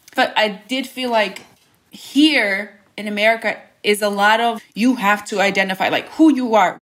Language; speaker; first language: English; early bilingual, other home language; Bosnian